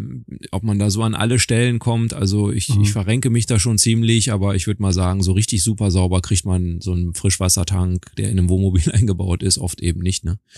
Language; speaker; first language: German; native; German